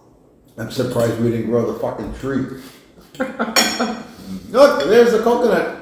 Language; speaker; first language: English; native; English